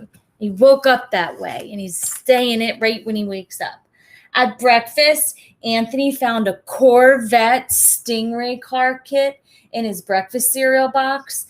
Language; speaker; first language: English; native; English